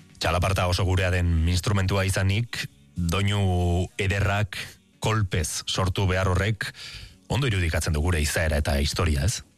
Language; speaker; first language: Basque; native; Basque